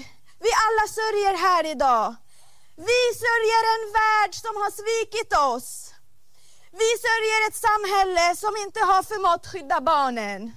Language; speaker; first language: Swedish; non-native, fluent; Arabic